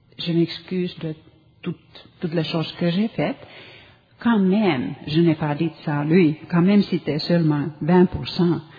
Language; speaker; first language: French; non-native, learner; Finnish